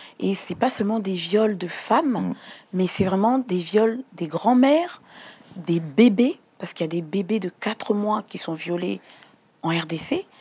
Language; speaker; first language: French; non-native, local second language; Lingala